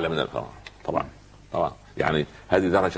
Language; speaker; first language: Arabic; native; Arabic